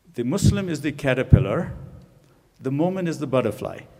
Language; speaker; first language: English; non-native, local second language; Urdu